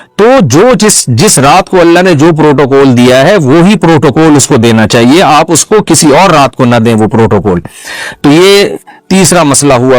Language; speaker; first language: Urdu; non-native, local second language; Pashto